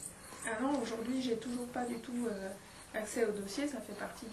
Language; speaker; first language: French; native; French